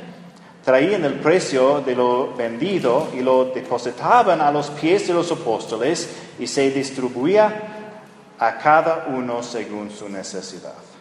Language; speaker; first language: Spanish; non-native, fluent; English